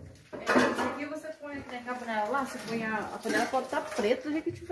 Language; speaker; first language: Portuguese; native; Portuguese